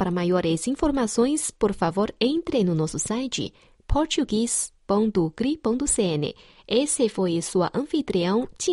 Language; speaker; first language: Portuguese; non-native, fluent; Chinese